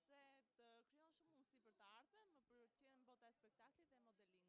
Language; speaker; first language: Albanian; early bilingual, heritage; Albanian